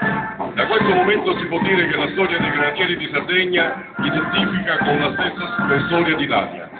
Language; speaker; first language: Italian; native; Italian